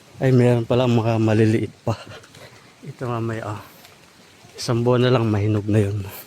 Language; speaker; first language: Filipino; non-native, local second language; Waray